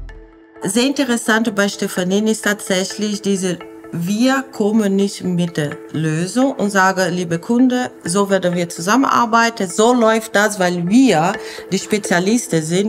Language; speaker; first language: German; non-native, fluent; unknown